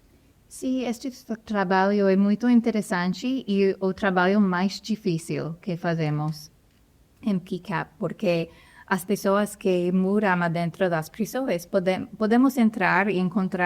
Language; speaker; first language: Portuguese; non-native, fluent; English